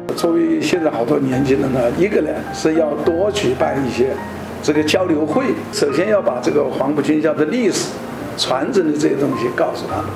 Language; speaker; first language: Chinese; native; Chinese